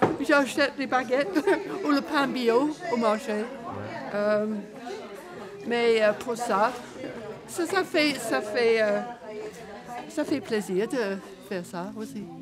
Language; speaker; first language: French; non-native, fluent; English